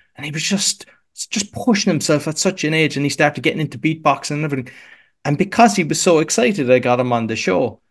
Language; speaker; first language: English; native; English